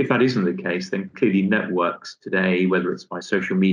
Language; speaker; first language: English; native; English